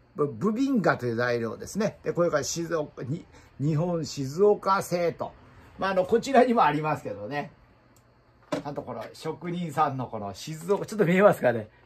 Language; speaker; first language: Japanese; native; Japanese